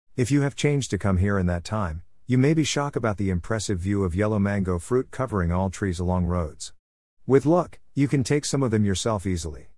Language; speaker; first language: English; non-native, fluent; Vietnamese